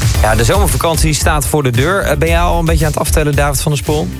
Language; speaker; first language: Dutch; native; Dutch